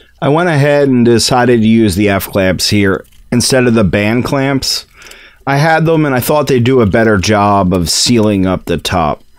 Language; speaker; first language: English; native; English